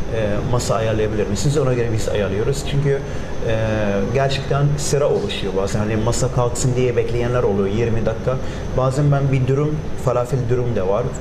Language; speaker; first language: Turkish; non-native, fluent; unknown